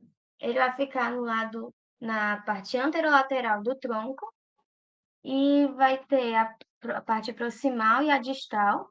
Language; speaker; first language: Portuguese; native; Portuguese